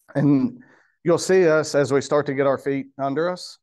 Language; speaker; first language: English; native; English